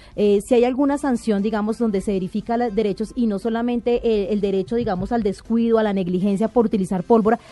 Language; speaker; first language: Spanish; native; Spanish